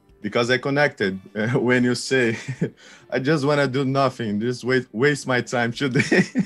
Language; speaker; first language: English; non-native, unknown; Portuguese